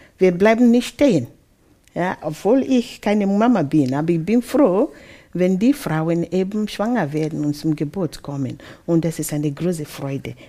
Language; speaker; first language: German; non-native, fluent; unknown